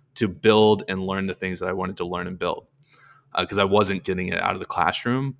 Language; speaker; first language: English; native; English